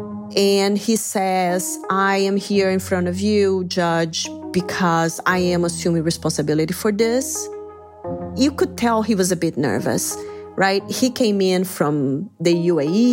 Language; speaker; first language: English; non-native, fluent; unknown